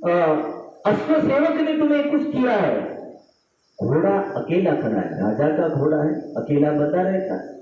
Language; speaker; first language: Hindi; non-native, local second language; Gujarati